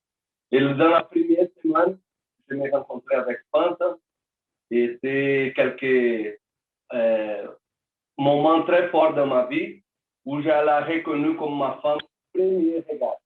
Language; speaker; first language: French; non-native, learner; Portuguese